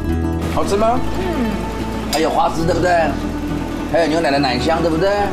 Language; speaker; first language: Chinese; native; Chinese